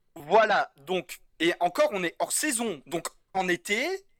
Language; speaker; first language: French; native; French